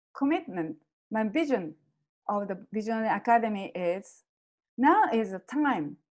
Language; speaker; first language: English; non-native, fluent; Japanese